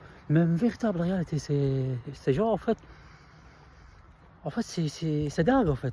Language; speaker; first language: French; non-native, learner; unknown